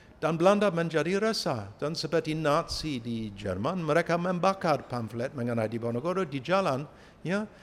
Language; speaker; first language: Malay; non-native, fluent; English